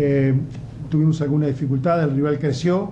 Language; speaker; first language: Spanish; native; Spanish